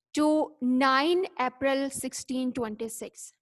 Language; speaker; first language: English; non-native, local second language; Urdu